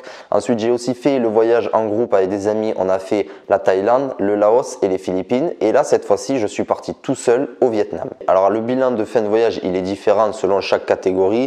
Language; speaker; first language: French; native; French